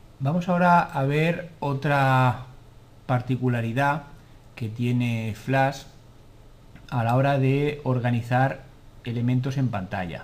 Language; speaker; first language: Spanish; native; Spanish